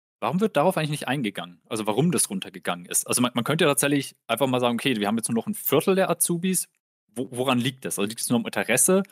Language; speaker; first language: German; native; German